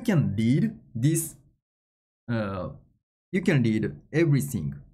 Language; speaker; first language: English; non-native, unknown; Japanese